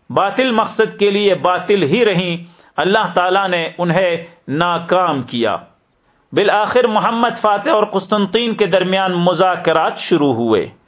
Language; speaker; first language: Urdu; native; Urdu